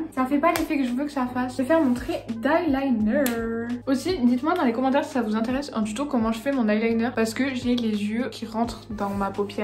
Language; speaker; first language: French; native; French